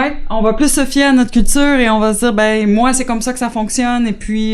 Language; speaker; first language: French; native; French